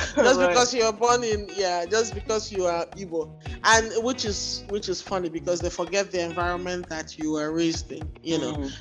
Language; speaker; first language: English; non-native, local second language; Igbo